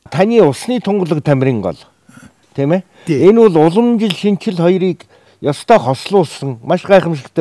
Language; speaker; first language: Mongolian; native; Mongolian